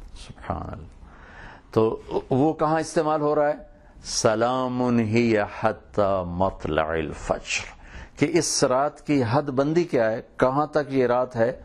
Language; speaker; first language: Urdu; non-native, local second language; Punjabi